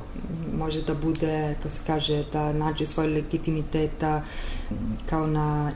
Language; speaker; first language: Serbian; non-native, learner; Italian